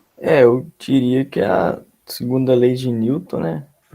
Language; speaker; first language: Portuguese; native; Portuguese